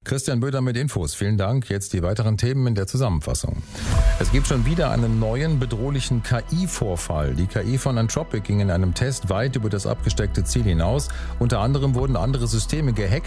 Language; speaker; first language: German; native; German